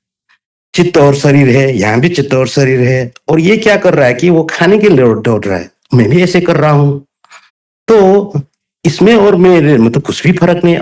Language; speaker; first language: Hindi; non-native, local second language; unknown